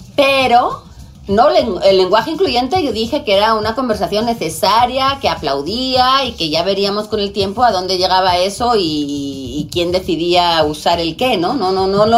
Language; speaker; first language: Spanish; native; Spanish